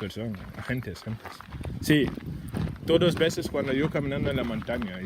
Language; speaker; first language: Spanish; non-native, learner; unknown